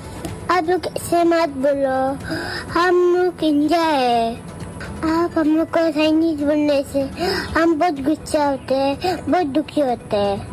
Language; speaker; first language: Hindi; non-native, local second language; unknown